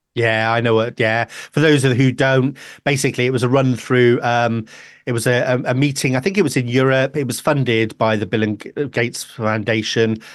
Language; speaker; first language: English; native; English